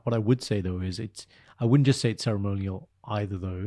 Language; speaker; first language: English; early bilingual, other home language; Punjabi